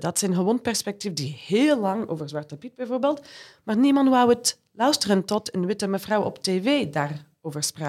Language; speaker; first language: Dutch; non-native, fluent; English